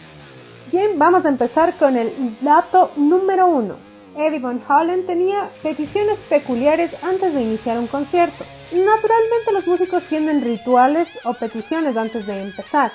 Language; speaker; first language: Spanish; native; Spanish